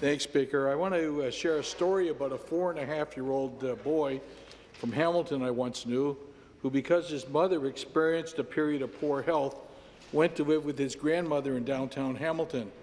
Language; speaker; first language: English; native; English